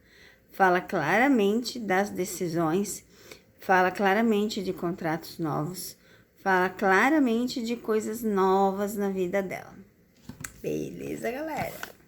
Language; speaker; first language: Portuguese; native; Portuguese